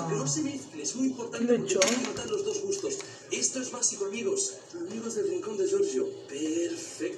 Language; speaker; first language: Spanish; native; Spanish